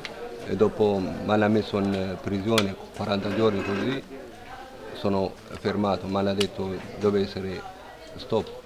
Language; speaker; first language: Italian; non-native, learner; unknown